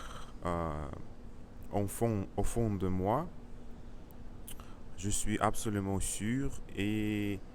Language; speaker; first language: French; non-native, learner; Russian